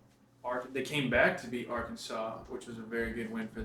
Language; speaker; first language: English; native; English